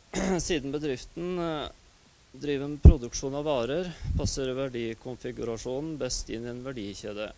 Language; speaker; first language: Norwegian; native; Norwegian